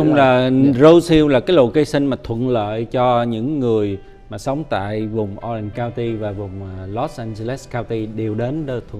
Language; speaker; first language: Vietnamese; early bilingual, heritage; Vietnamese